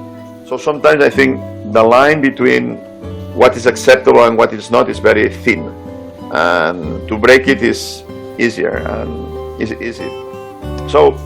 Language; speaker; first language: English; non-native, fluent; Spanish